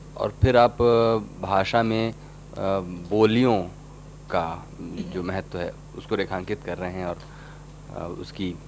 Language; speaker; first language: Hindi; native; Hindi